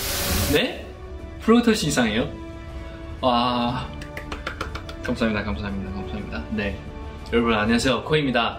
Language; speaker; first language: Korean; non-native, fluent; Thai